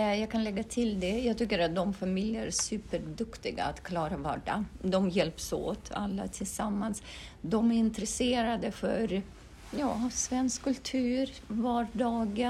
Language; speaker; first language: Swedish; non-native, fluent; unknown